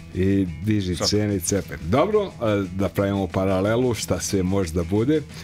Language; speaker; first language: Serbian; native; Serbian